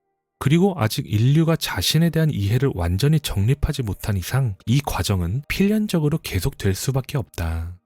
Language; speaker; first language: Korean; native; Korean